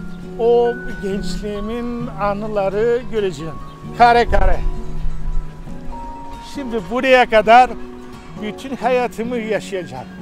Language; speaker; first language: Turkish; non-native, local second language; Greek